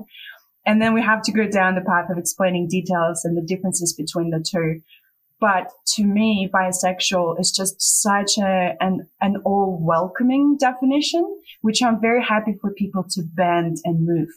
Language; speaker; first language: English; non-native, fluent; Russian